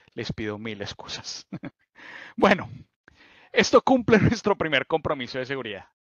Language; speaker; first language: Spanish; native; Spanish